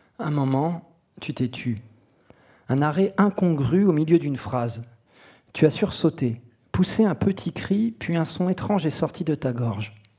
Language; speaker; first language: French; native; French